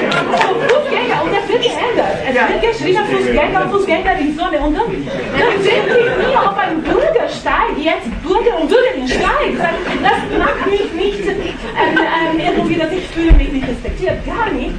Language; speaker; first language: German; non-native, fluent; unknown